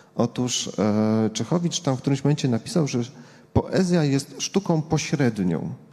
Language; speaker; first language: Polish; native; Polish